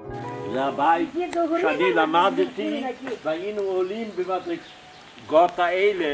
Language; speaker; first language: Hebrew; non-native, fluent; Ukrainian